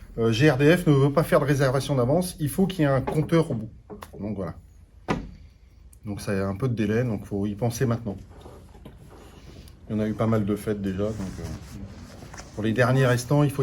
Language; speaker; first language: French; native; French